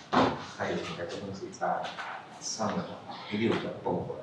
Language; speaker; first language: Chinese; non-native, learner; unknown